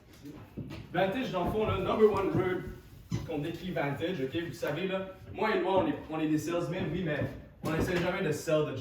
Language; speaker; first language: French; native; French